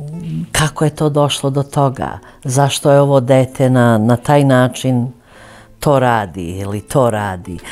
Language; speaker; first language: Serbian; early bilingual, other home language; Croatian